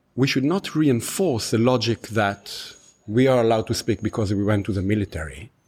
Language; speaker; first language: English; non-native, fluent; Hebrew